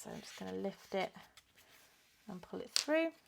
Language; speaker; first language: English; native; English